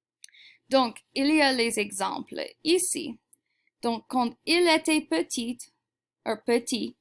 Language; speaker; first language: French; non-native, fluent; English